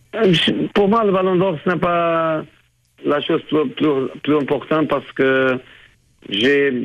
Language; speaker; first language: French; non-native, fluent; Portuguese